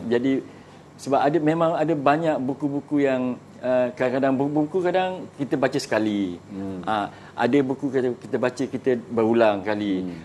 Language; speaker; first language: Malay; native; Malay